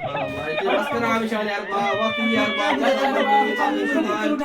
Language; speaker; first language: Arabic; non-native, learner; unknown